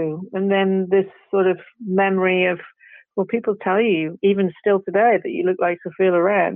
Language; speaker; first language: English; native; English